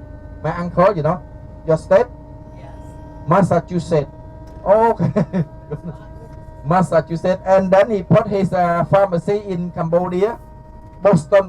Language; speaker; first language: English; non-native, learner; Khmer